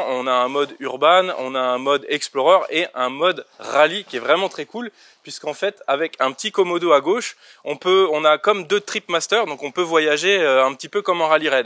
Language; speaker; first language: French; native; French